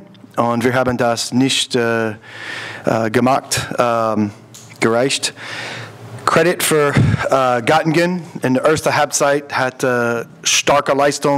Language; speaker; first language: German; non-native, learner; English